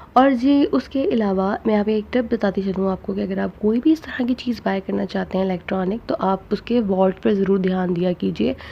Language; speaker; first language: Urdu; non-native, local second language; Punjabi